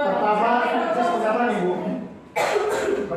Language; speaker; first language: Indonesian; native; Indonesian